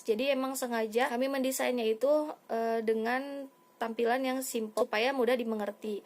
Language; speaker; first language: Indonesian; native; Indonesian